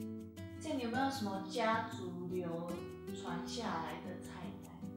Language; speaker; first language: Chinese; early bilingual, heritage; English